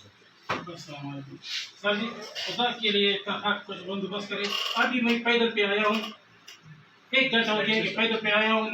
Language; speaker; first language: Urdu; non-native, local second language; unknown